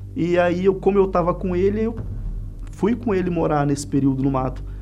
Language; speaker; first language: Portuguese; native; Portuguese